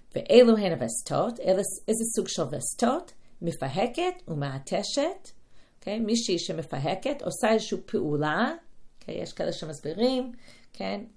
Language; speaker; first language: Hebrew; non-native, fluent; English